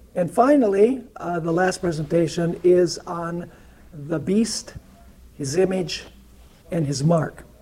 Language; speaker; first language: English; early bilingual, other home language; Spanish